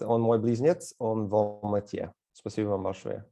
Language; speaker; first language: Russian; non-native, fluent; English